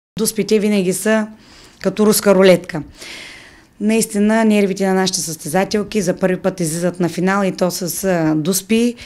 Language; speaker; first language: Bulgarian; native; Bulgarian